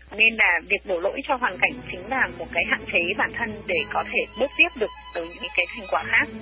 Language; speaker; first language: Vietnamese; native; Vietnamese